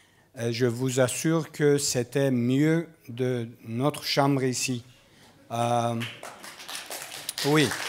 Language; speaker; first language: French; non-native, learner; Kurdish